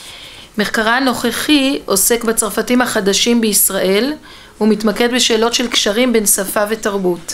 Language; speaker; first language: Hebrew; native; Hebrew